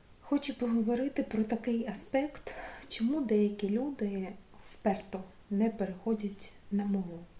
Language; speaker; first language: Ukrainian; non-native, local second language; Russian